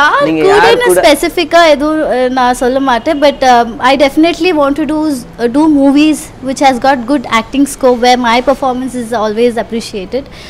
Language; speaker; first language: Tamil; early bilingual, heritage; Tamil